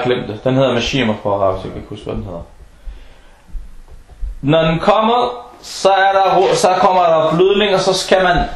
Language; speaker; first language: Danish; non-native, fluent; Arabic